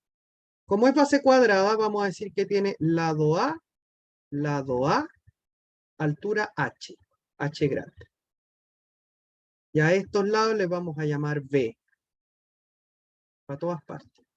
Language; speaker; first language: Spanish; native; Spanish